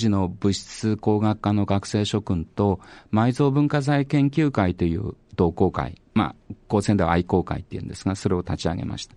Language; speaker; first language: Japanese; native; Japanese